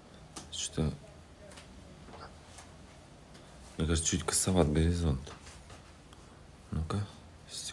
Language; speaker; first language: Russian; native; Russian